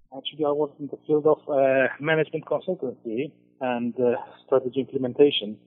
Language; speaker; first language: English; non-native, fluent; Persian